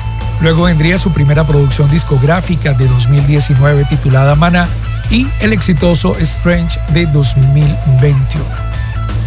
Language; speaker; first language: Spanish; native; Spanish